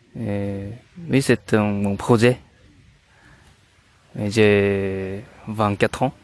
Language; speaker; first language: French; non-native, learner; Korean